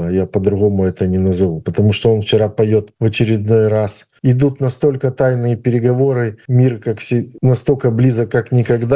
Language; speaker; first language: Russian; native; Russian